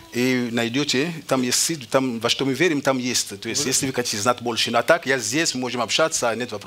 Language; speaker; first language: Russian; native; Russian